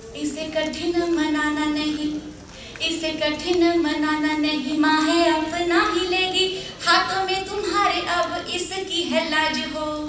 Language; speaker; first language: Hindi; native; Hindi